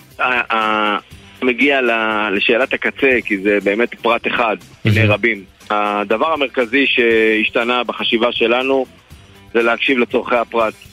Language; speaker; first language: Hebrew; native; Hebrew